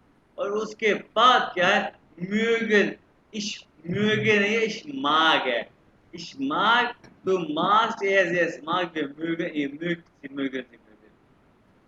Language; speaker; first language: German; non-native, fluent; Urdu